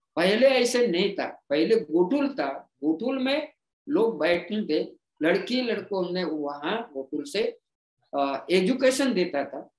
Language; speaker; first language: Hindi; non-native, local second language; Gondi